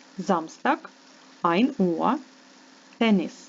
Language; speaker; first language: German; non-native, fluent; Ukrainian